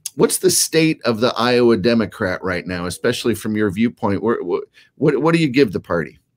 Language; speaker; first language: English; native; English